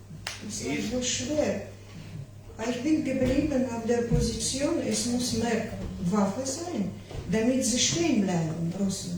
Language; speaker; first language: German; non-native, learner; Ukrainian